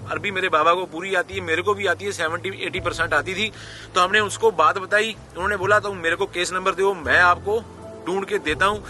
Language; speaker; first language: Hindi; non-native, local second language; Punjabi